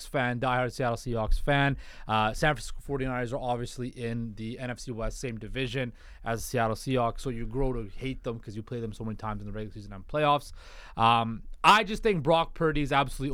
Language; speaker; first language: English; native; English